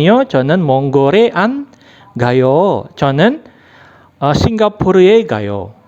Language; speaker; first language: Korean; non-native, fluent; Indonesian